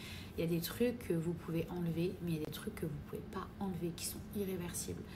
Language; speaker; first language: French; native; French